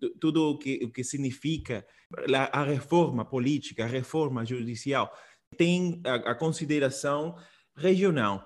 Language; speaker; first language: Portuguese; non-native, fluent; Spanish